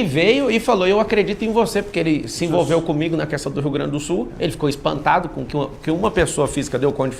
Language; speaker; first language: Portuguese; native; Portuguese